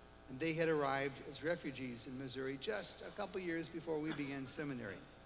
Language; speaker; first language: English; native; English